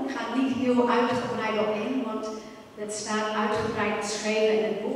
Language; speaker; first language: Dutch; non-native, fluent; English